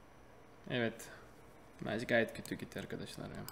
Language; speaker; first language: Turkish; non-native, fluent; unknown